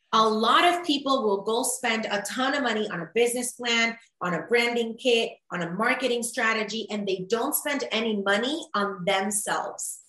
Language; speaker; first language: English; early bilingual, other home language; Spanish